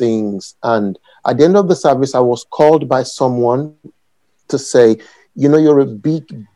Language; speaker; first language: English; non-native, local second language; Yoruba